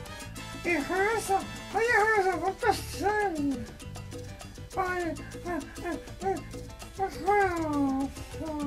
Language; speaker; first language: Spanish; early bilingual, heritage; Spanish